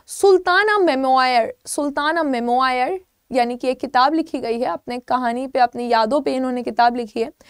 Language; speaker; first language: Hindi; native; Hindi